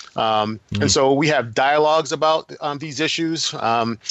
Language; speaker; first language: English; native; English